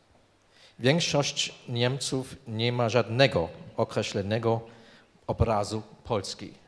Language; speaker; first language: Polish; non-native, fluent; German